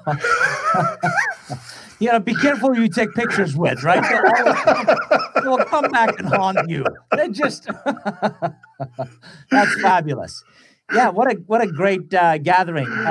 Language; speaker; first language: English; non-native, fluent; Persian